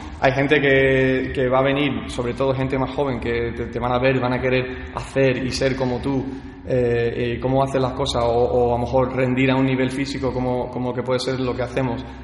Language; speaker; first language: Spanish; early bilingual, heritage; Spanish